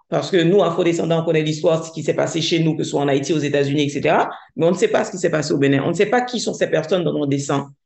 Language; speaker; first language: French; non-native, local second language; Haitian Creole